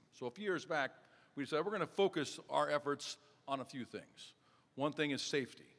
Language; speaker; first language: English; native; English